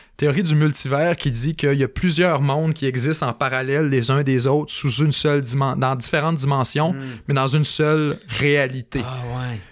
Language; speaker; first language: French; native; French